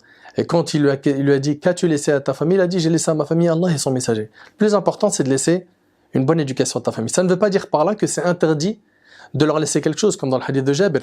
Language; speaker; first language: French; native; French